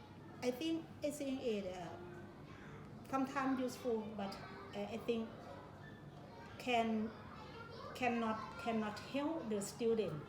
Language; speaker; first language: English; non-native, learner; Thai